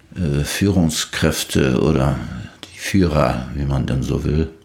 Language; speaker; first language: German; native; German